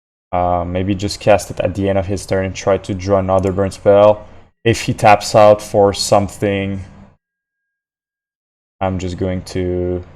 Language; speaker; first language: English; non-native, fluent; French